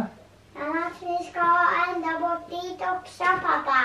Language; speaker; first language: Swedish; early bilingual, other home language; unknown